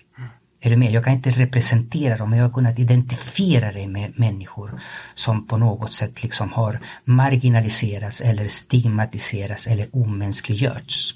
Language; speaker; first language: Swedish; early bilingual, other home language; Spanish